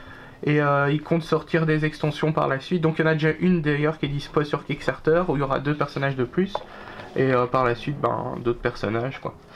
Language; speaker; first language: French; native; French